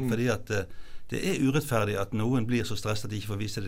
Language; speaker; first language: Norwegian; native; Norwegian